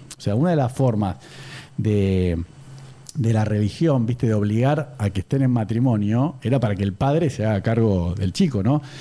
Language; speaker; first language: Spanish; native; Spanish